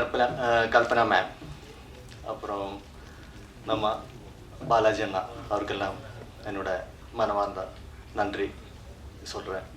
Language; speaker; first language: Tamil; non-native, learner; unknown